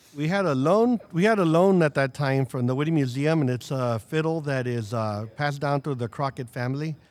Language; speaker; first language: English; native; English